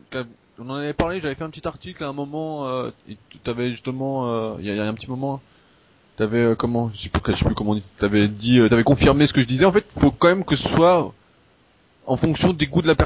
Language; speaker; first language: French; native; French